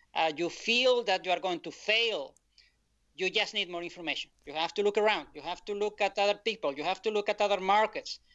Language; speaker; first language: English; non-native, fluent; Spanish